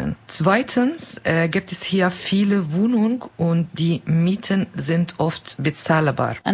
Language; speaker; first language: German; non-native, learner; Kurdish